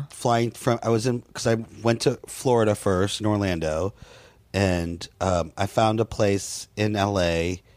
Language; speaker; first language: English; native; English